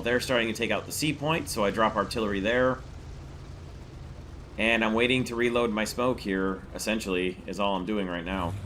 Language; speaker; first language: English; native; English